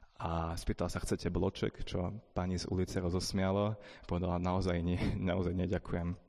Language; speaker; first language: Slovak; native; Slovak